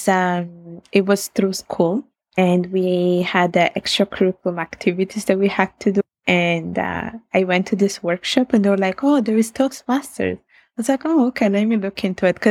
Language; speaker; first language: English; non-native, fluent; Italian